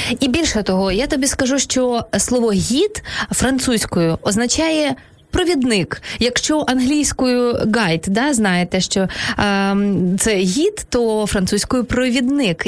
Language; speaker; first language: Ukrainian; native; Ukrainian